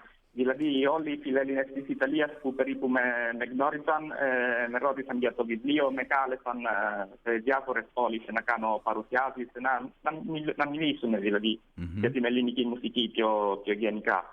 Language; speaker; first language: Greek; non-native, fluent; Italian